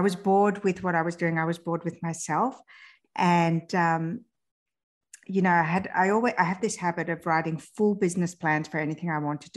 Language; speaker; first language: English; early bilingual, other home language; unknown